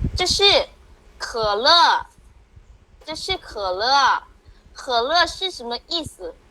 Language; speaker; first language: Chinese; non-native, learner; Thai